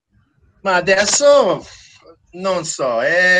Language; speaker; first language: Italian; non-native, fluent; French